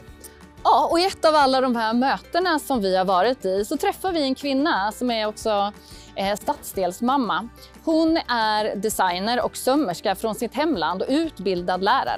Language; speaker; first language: Swedish; native; Swedish